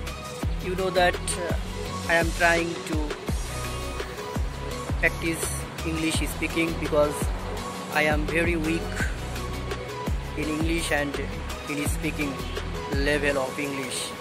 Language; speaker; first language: English; non-native, learner; Bangla